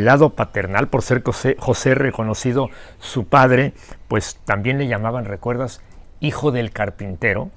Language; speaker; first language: Spanish; native; Spanish